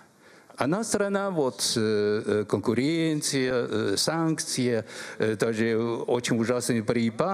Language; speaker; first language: Russian; non-native, learner; Chinese